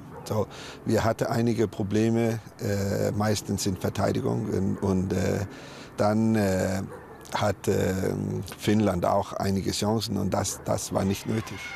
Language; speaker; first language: German; non-native, learner; Danish